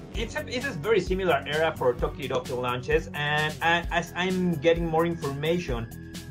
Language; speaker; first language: English; non-native, learner; Spanish